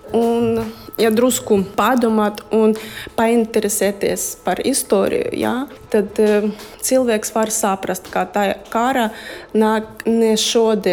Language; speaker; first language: Latvian; non-native, learner; Russian